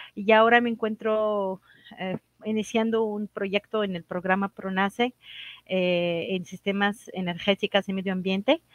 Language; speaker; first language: Spanish; non-native, fluent; Arabic